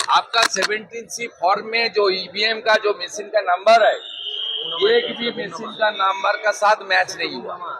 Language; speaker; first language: Hindi; non-native, local second language; Bangla